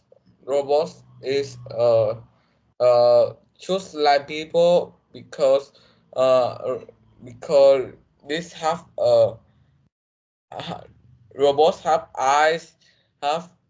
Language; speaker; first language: English; non-native, learner; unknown